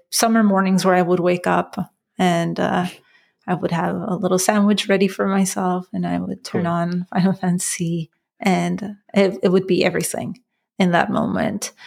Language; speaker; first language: English; non-native, fluent; Persian